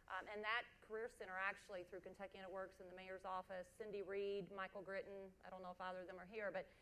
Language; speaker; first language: English; native; English